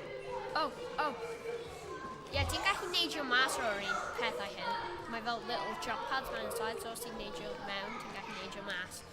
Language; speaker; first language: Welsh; non-native, local second language; English